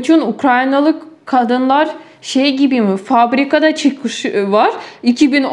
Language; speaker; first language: Turkish; non-native, fluent; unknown